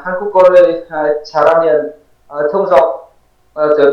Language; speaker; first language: Korean; non-native, learner; Vietnamese